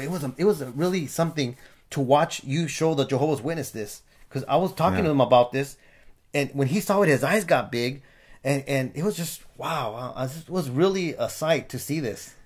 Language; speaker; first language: English; early bilingual, other home language; Spanish